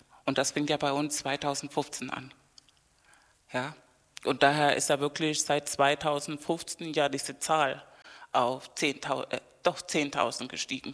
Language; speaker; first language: German; non-native, fluent; Spanish